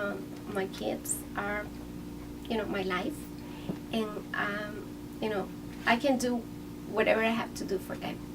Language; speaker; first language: English; non-native, fluent; Spanish